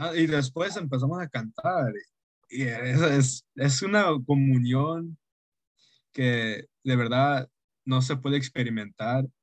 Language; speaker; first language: Spanish; early bilingual, heritage; Spanish